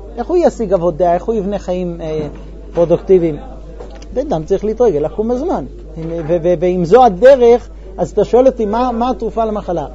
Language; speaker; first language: Hebrew; non-native, fluent; English